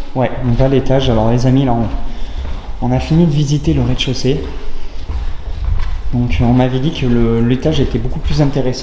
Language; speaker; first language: French; native; French